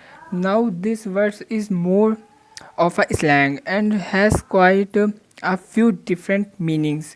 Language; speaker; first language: English; non-native, local second language; Hindi